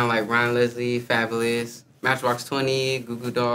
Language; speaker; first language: English; native; English